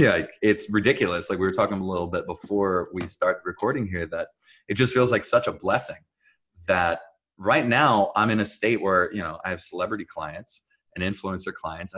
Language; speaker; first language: English; early bilingual, other home language; Hebrew